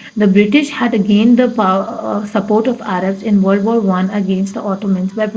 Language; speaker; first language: English; non-native, local second language; Urdu